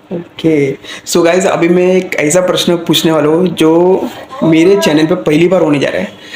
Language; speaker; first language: Hindi; non-native, local second language; Marathi